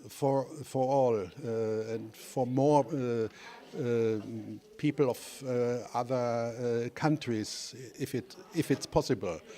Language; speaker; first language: English; non-native, learner; German